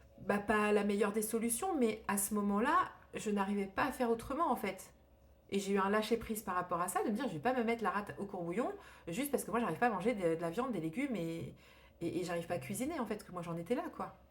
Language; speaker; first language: French; native; French